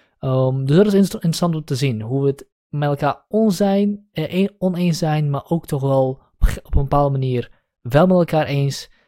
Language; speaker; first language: Dutch; early bilingual, other home language; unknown